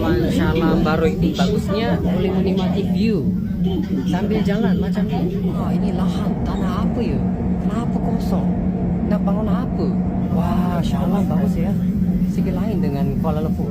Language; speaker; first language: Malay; non-native, fluent; Korean